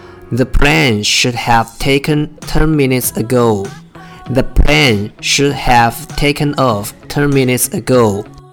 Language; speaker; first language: English; non-native, fluent; Chinese